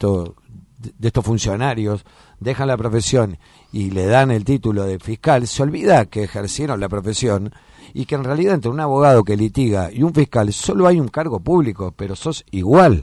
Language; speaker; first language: Spanish; native; Spanish